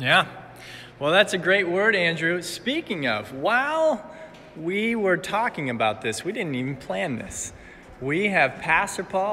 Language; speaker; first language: English; native; English